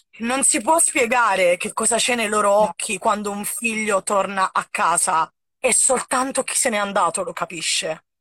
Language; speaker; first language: Italian; native; Italian